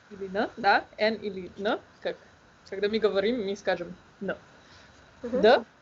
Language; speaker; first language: Russian; non-native, learner; Slovenian